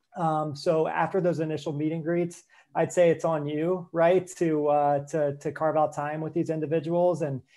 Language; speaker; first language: English; native; English